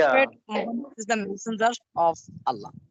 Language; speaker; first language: English; non-native, learner; Bangla